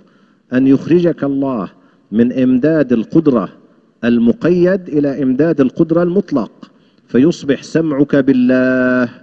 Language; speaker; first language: Arabic; native; Arabic